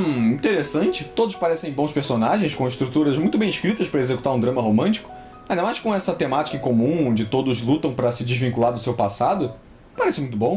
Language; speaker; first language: Portuguese; native; Portuguese